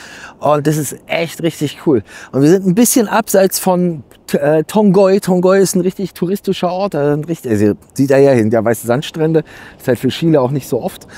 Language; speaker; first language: German; native; German